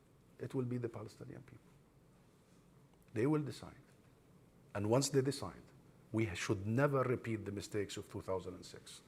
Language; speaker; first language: English; non-native, fluent; Arabic